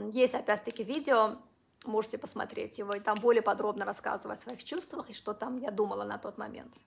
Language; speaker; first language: Russian; non-native, local second language; Uzbek